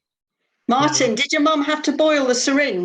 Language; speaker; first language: English; native; English